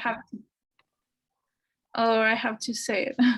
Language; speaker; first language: English; non-native, fluent; Spanish